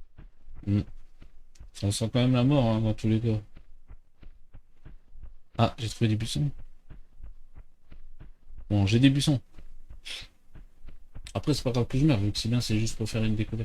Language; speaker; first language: French; native; French